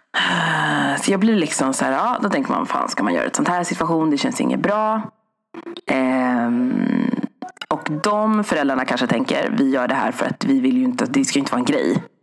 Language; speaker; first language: Swedish; early bilingual, other home language; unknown